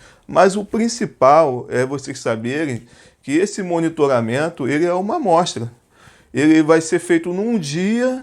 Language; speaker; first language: Portuguese; native; Portuguese